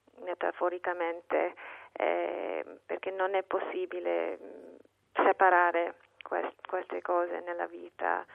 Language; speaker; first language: Italian; non-native, fluent; English